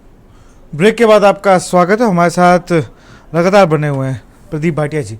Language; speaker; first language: Hindi; native; Hindi